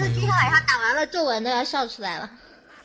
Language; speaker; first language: Chinese; native; Chinese